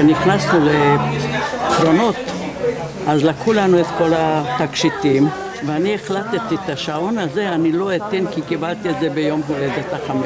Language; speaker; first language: Hebrew; non-native, fluent; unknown